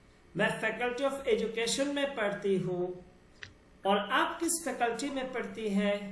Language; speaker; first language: Hindi; non-native, learner; Bangla